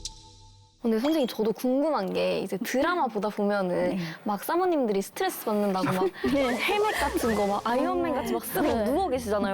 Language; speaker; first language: Korean; native; Korean